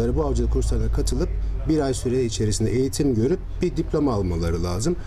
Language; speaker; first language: Turkish; native; Turkish